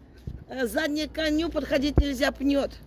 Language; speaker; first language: Russian; native; Russian